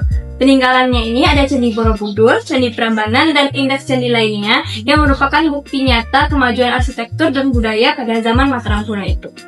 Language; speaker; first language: Indonesian; native; Indonesian